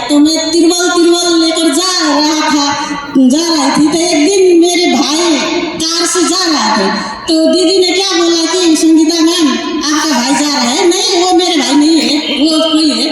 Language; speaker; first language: Hindi; non-native, learner; Nepali